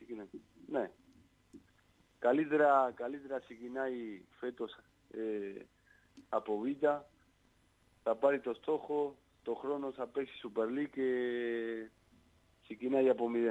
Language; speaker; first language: Greek; non-native, learner; Spanish